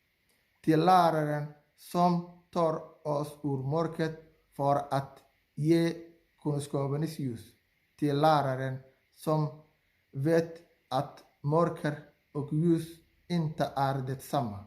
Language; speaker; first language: Swedish; non-native, learner; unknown